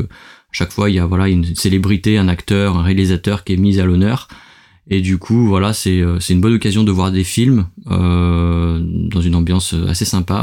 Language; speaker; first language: French; native; French